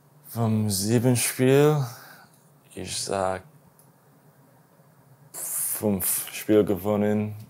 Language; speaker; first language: German; non-native, learner; English